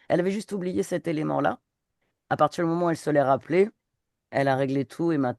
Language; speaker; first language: French; native; French